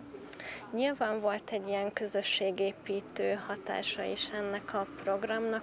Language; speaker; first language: Hungarian; native; Hungarian